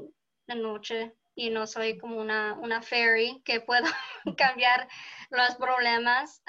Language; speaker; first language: Spanish; early bilingual, heritage; Spanish